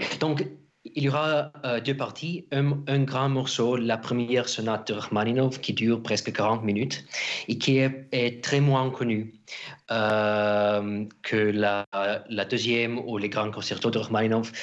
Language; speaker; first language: French; non-native, fluent; Russian